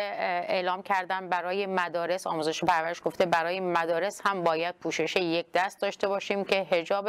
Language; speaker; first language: Persian; non-native, local second language; Kurdish